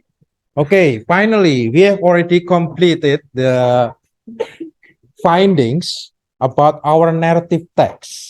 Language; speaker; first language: English; non-native, fluent; Indonesian